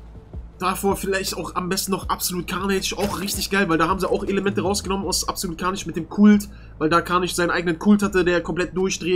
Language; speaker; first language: German; native; German